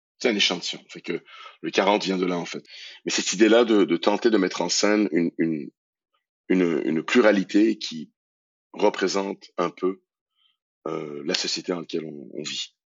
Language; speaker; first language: French; early bilingual, other home language; Persian